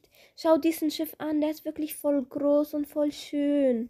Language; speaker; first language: German; non-native, fluent; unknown